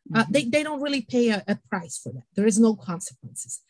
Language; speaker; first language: English; non-native, fluent; Italian